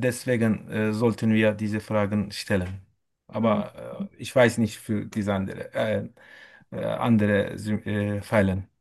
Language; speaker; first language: German; non-native, learner; Turkish